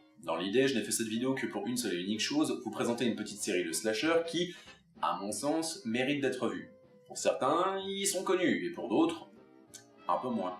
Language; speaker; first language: French; native; French